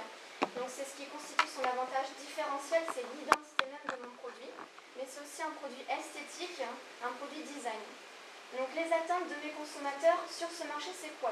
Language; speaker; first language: French; native; French